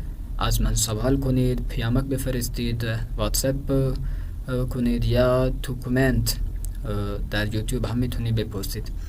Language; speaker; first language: Persian; non-native, fluent; Urdu